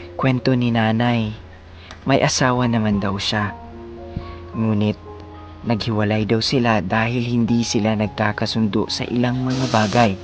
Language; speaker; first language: Filipino; non-native, local second language; Cebuano